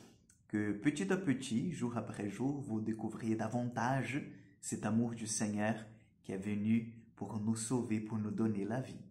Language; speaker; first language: French; non-native, fluent; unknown